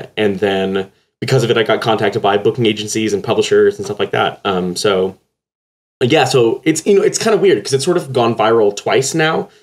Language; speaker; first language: English; native; English